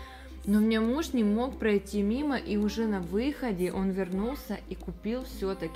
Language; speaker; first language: Russian; native; Russian